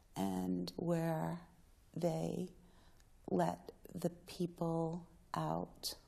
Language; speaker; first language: English; native; English